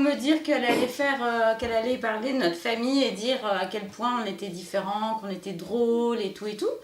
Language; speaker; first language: French; native; French